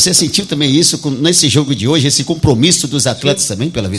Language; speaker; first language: Portuguese; native; Portuguese